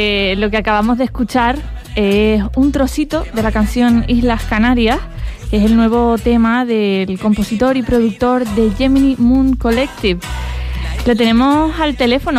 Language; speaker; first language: Spanish; native; Spanish